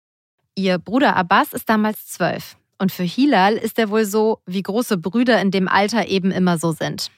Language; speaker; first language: German; native; German